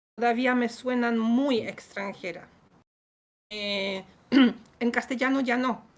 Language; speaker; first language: Spanish; non-native, fluent; Polish